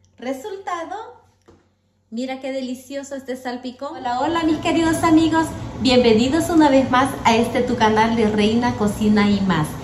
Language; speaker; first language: Spanish; native; Spanish